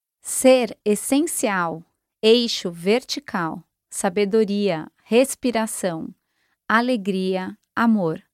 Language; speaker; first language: Portuguese; native; Portuguese